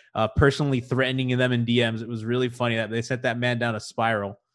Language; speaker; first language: English; native; English